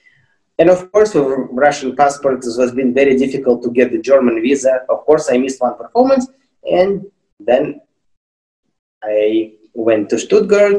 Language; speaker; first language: English; non-native, fluent; Russian